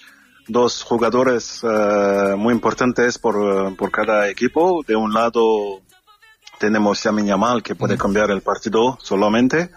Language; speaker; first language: Spanish; non-native, fluent; French